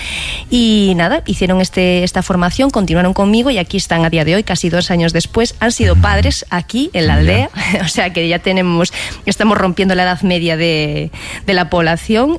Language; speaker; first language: Spanish; native; Spanish